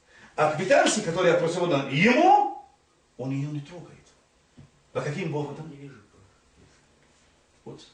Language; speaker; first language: Russian; non-native, fluent; Arabic